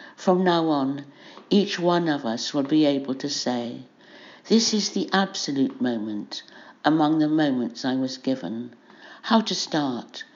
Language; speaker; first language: English; native; English